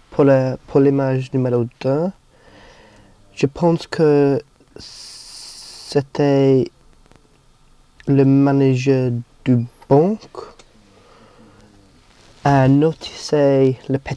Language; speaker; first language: French; non-native, learner; English